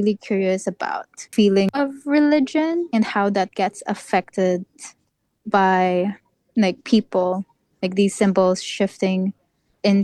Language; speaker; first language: English; non-native, local second language; Filipino